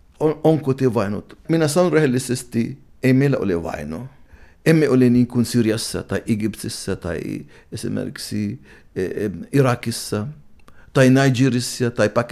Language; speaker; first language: Finnish; non-native, fluent; Arabic